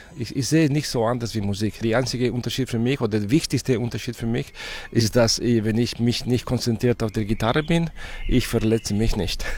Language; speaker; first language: German; non-native, fluent; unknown